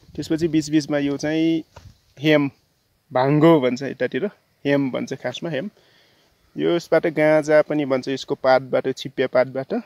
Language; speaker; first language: Nepali; non-native, local second language; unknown